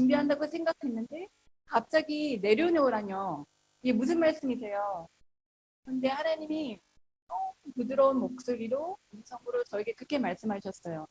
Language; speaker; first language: Korean; early bilingual, heritage; Korean